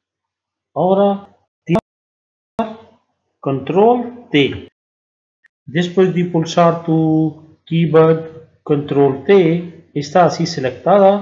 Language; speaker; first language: Spanish; non-native, learner; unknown